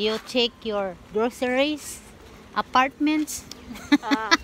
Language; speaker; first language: English; non-native, local second language; Filipino